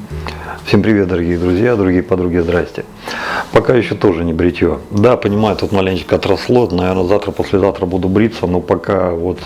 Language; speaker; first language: Russian; native; Russian